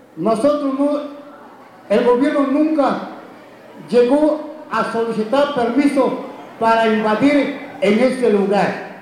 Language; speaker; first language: Spanish; non-native, local second language; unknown